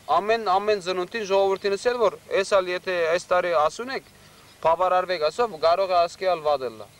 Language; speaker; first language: Armenian; early bilingual, heritage; Armenian